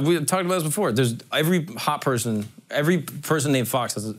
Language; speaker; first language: English; native; English